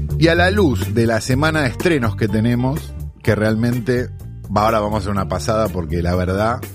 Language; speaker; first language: Spanish; native; Spanish